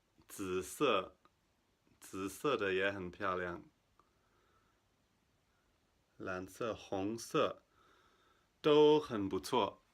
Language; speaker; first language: Chinese; non-native, fluent; English